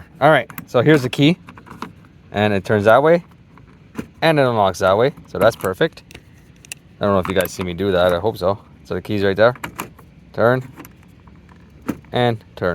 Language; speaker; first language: English; native; English